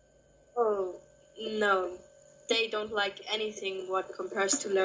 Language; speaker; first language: English; non-native, learner; Kurdish